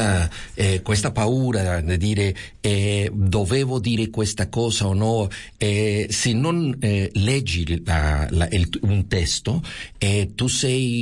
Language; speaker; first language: Italian; non-native, fluent; Spanish